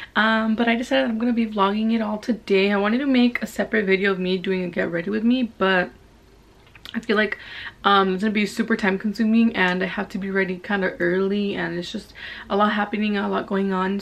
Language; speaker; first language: English; early bilingual, other home language; Spanish